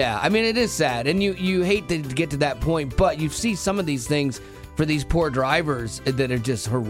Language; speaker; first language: English; native; English